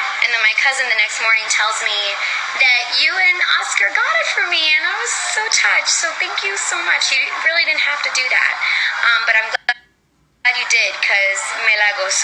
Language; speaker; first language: English; early bilingual, other home language; Spanish